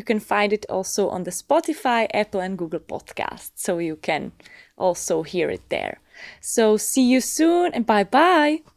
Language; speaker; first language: English; non-native, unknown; Czech